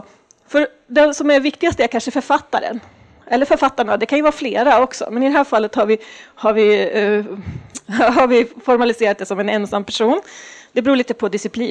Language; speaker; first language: Swedish; native; Swedish